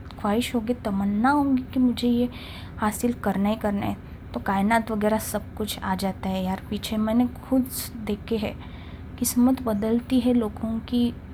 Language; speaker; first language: Hindi; non-native, local second language; Marathi